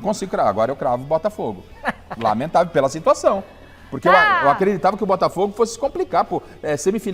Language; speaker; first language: Portuguese; native; Portuguese